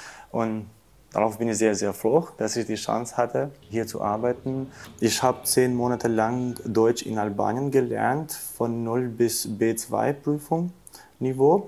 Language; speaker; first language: German; non-native, fluent; Albanian